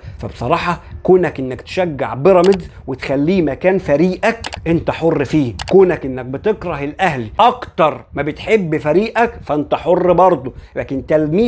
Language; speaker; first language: Arabic; native; Arabic